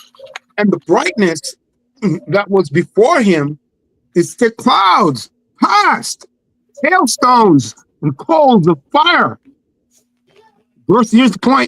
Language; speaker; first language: English; native; English